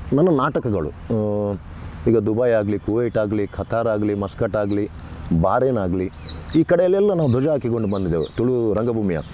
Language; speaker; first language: Kannada; non-native, local second language; Tulu